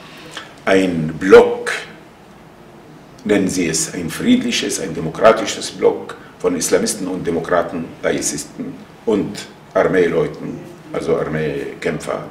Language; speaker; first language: German; non-native, fluent; Arabic